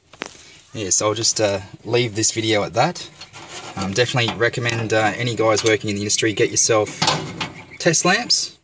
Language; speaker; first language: English; native; English